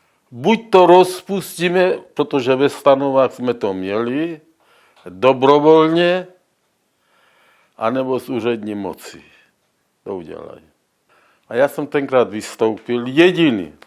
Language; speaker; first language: Czech; non-native, local second language; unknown